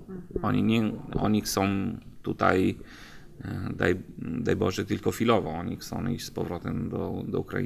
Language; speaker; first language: Polish; non-native, learner; Italian